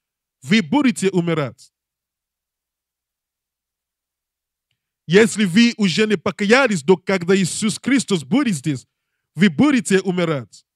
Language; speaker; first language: Russian; non-native, learner; English